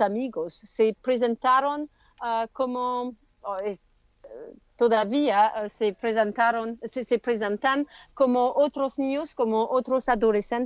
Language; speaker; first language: Spanish; non-native, learner; French